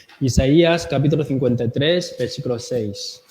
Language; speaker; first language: Spanish; non-native, learner; Korean